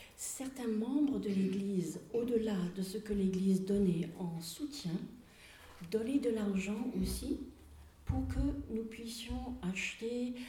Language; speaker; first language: French; non-native, fluent; English